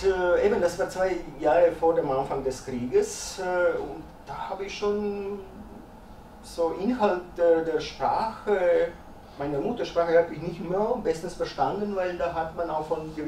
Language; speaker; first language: German; early bilingual, other home language; Croatian